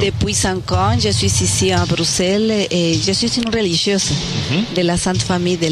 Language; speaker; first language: French; non-native, fluent; Spanish